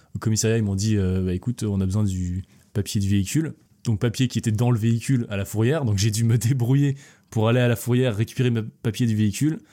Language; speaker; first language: French; native; French